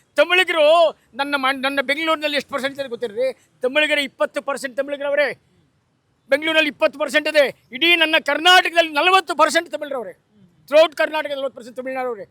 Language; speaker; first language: Kannada; native; Kannada